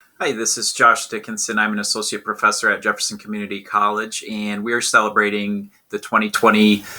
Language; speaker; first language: English; native; English